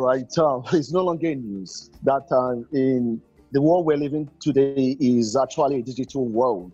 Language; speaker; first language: English; non-native, local second language; Igbo